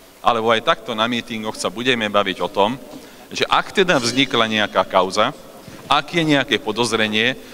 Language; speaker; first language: Slovak; non-native, local second language; Hungarian